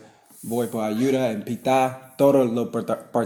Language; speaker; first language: Spanish; non-native, learner; English